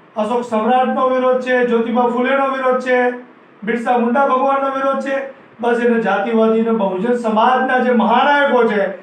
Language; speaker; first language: Gujarati; native; Gujarati